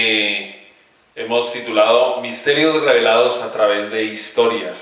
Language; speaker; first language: Spanish; native; Spanish